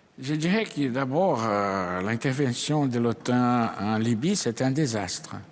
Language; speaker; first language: French; non-native, fluent; Portuguese